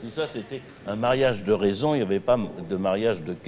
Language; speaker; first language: French; native; French